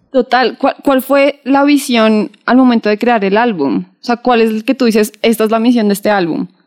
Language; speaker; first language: Spanish; native; Spanish